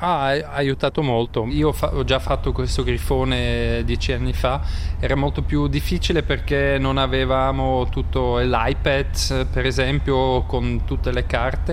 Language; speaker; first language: Italian; non-native, local second language; German